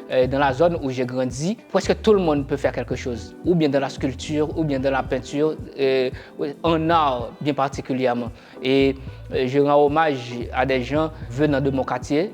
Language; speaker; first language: French; non-native, local second language; Haitian Creole